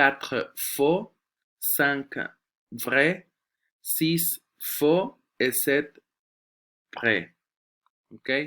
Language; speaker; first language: French; non-native, fluent; Spanish